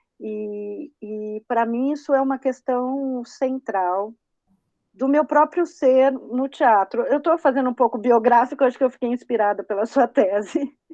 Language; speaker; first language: Portuguese; native; Portuguese